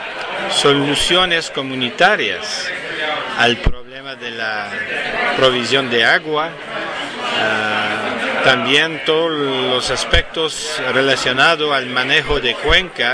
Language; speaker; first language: Spanish; non-native, fluent; French